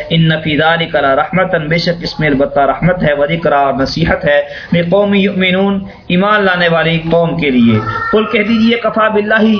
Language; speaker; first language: Urdu; non-native, local second language; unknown